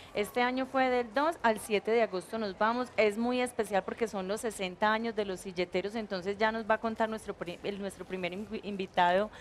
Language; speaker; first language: Spanish; native; Spanish